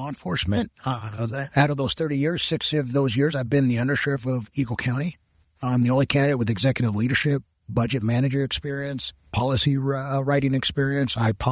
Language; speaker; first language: English; non-native, local second language; Spanish